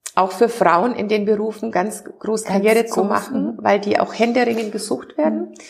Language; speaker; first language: German; native; German